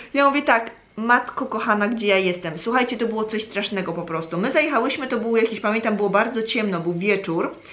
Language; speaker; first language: Polish; native; Polish